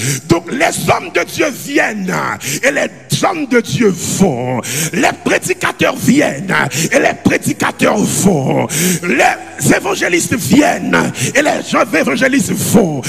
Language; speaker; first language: French; native; French